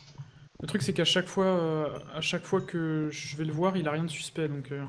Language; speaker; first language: French; native; French